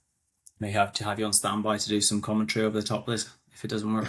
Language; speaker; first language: English; native; English